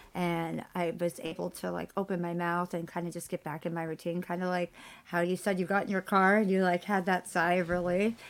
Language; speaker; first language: English; native; English